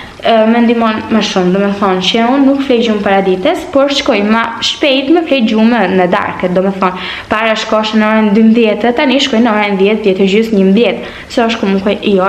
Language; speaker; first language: Albanian; early bilingual, heritage; Albanian